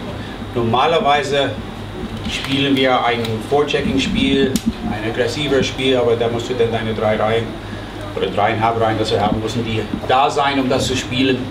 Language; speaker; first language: German; non-native, fluent; English